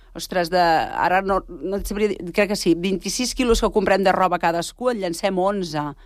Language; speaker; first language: Catalan; native; Catalan